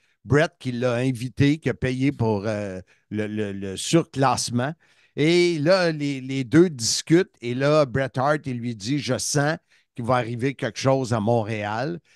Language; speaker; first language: French; native; French